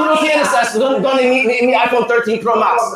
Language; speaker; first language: Spanish; non-native, learner; English